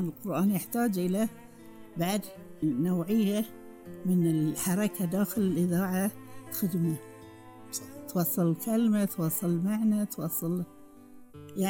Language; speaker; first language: Arabic; native; Arabic